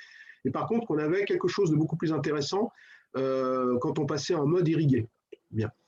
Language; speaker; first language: French; native; French